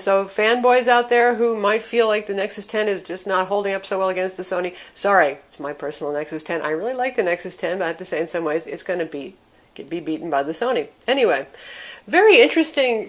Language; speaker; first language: English; native; English